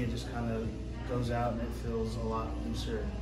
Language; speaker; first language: English; native; English